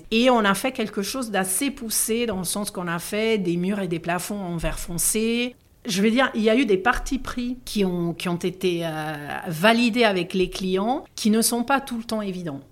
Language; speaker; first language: French; non-native, fluent; Italian